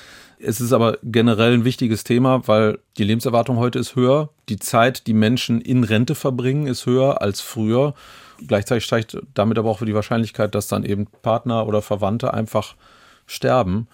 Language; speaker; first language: German; native; German